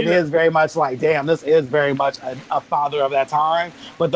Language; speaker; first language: English; native; English